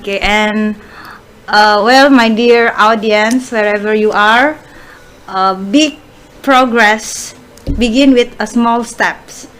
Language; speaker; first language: English; non-native, fluent; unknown